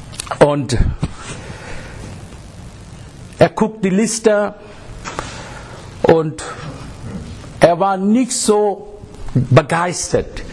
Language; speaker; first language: German; non-native, fluent; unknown